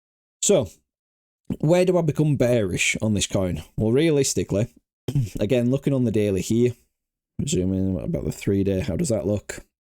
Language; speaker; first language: English; native; English